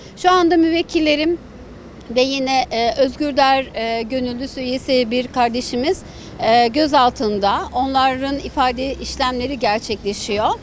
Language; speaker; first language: Turkish; native; Turkish